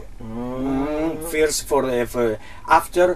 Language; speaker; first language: English; non-native, learner; Spanish